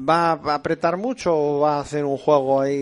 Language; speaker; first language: Spanish; native; Spanish